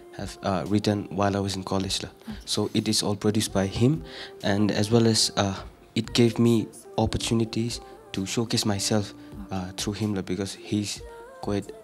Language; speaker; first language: English; non-native, fluent; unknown